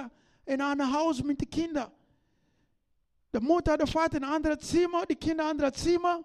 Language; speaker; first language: German; non-native, learner; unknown